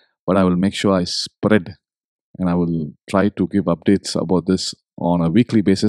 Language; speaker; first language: English; non-native, local second language; Tamil